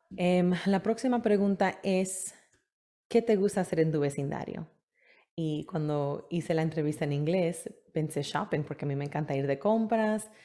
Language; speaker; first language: Spanish; early bilingual, heritage; Spanish